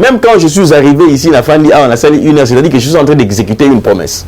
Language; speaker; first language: French; non-native, local second language; Lingala